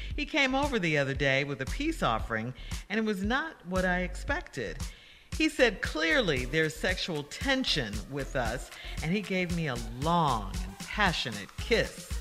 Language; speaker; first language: English; native; English